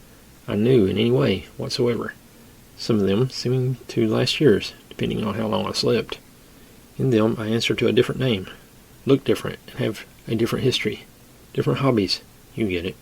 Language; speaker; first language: English; native; English